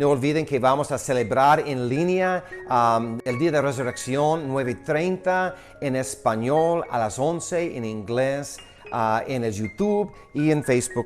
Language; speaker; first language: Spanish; non-native, fluent; English